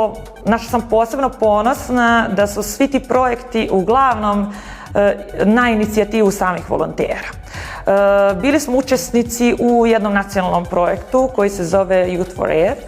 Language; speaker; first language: Bosnian; native; Bosnian